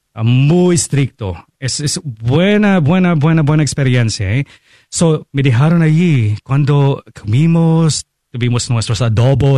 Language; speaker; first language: Spanish; non-native, fluent; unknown